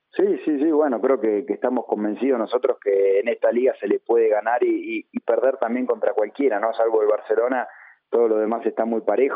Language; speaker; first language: Spanish; native; Spanish